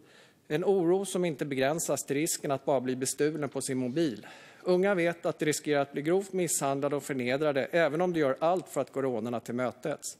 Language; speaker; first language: Swedish; native; Swedish